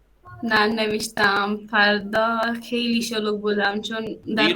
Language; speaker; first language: Persian; non-native, learner; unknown